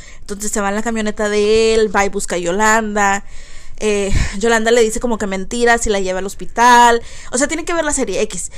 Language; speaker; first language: Spanish; early bilingual, heritage; Spanish